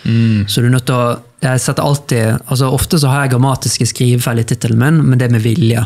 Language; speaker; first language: Norwegian; native; Norwegian